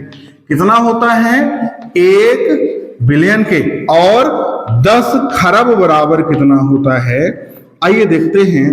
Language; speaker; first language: Hindi; native; Hindi